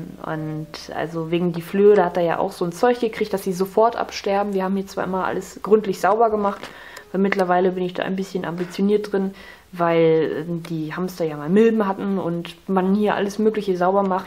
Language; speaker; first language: German; native; German